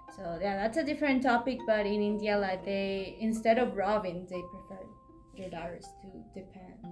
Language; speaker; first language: English; non-native, fluent; Spanish